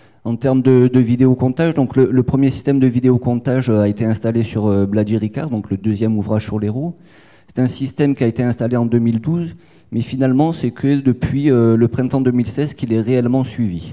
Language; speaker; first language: French; native; French